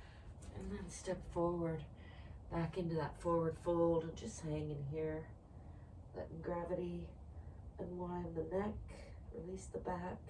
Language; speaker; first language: English; native; English